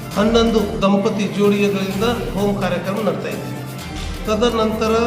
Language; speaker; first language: Kannada; non-native, local second language; Lambadi